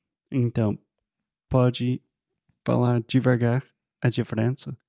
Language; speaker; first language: Portuguese; non-native, learner; English